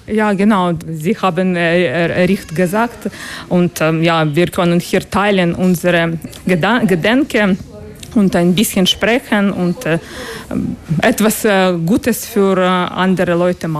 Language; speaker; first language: German; non-native, learner; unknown